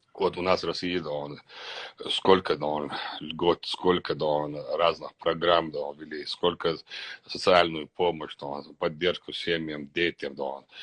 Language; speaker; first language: Russian; non-native, local second language; Chechen